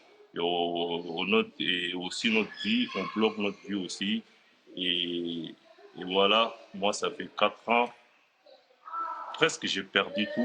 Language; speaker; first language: French; non-native, fluent; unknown